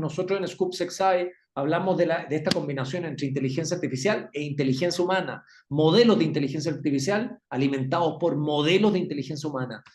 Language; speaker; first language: Spanish; native; Spanish